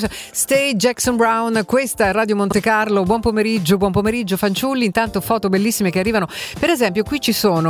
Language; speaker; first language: Italian; native; Italian